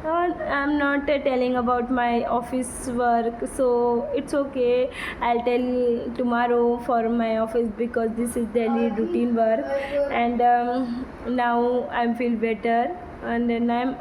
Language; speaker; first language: English; non-native, learner; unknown